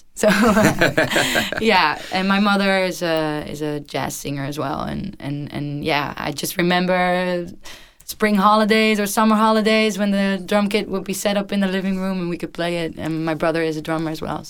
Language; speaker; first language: English; non-native, fluent; Dutch